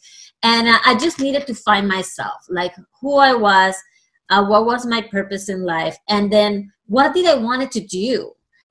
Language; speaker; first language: English; non-native, fluent; Spanish